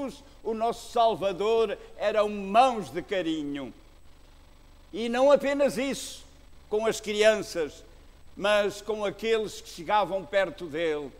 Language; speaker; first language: Portuguese; native; Portuguese